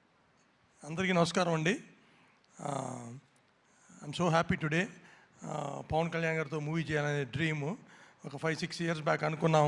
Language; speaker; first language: Telugu; native; Telugu